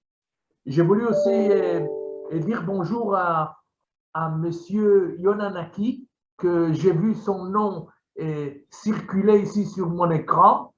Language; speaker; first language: French; non-native, fluent; Hebrew